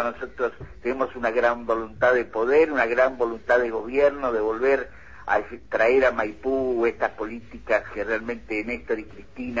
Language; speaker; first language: Spanish; native; Spanish